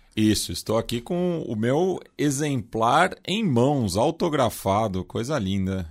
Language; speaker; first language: Portuguese; native; Portuguese